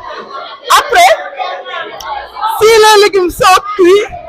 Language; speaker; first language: French; non-native, local second language; Wolof